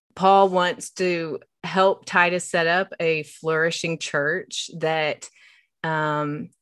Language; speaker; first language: English; native; English